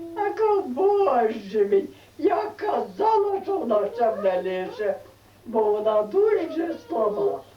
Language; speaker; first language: Ukrainian; native; Ukrainian